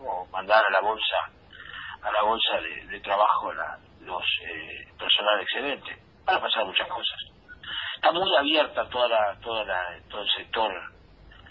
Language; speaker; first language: Spanish; native; Spanish